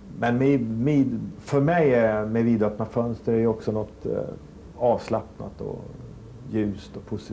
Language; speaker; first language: Swedish; native; Swedish